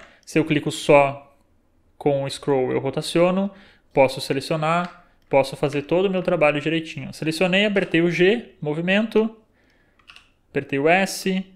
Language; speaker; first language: Portuguese; native; Portuguese